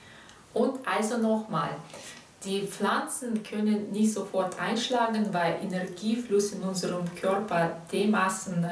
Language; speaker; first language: German; non-native, fluent; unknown